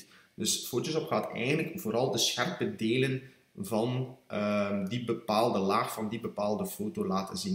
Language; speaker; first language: Dutch; native; Dutch